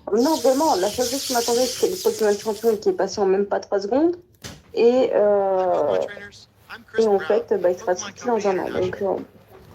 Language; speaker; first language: French; native; French